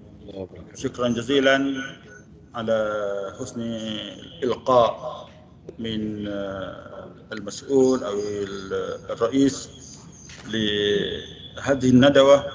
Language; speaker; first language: Arabic; non-native, fluent; Malay